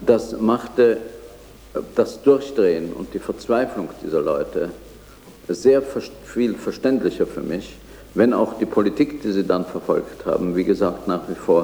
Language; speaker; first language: German; native; German